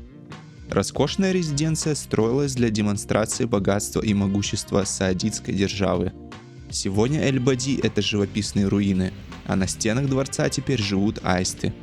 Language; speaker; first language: Russian; native; Russian